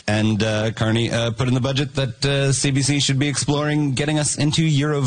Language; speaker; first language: English; native; English